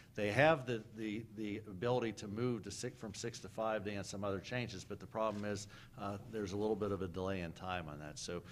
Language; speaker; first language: English; native; English